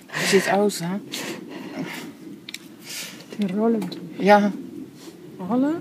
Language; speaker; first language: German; non-native, learner; Dutch